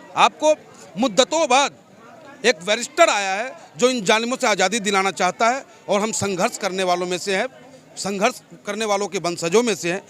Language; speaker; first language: Hindi; native; Hindi